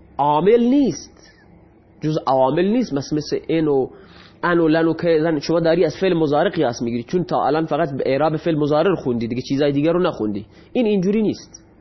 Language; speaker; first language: Persian; non-native, local second language; Baluchi